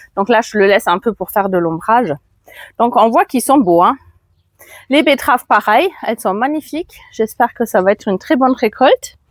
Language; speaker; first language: French; non-native, fluent; German